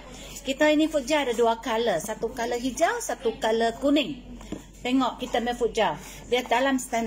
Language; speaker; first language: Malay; non-native, local second language; Min Nan Chinese